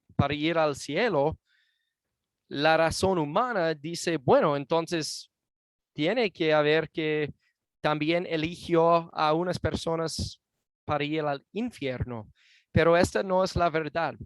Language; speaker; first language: Spanish; non-native, fluent; English